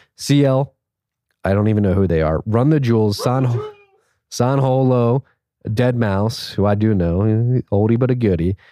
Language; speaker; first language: English; native; English